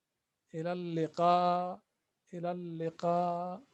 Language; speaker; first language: Arabic; non-native, fluent; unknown